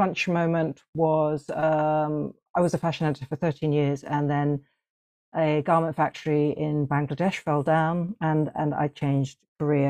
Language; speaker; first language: English; native; English